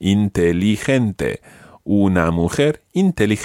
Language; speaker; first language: Spanish; non-native, fluent; English